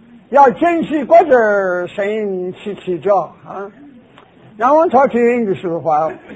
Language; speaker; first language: Chinese; non-native, fluent; English